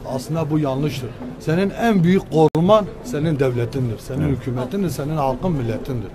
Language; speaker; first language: Turkish; non-native, local second language; Kurdish